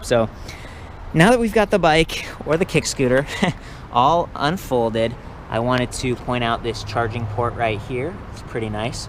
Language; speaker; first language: English; native; English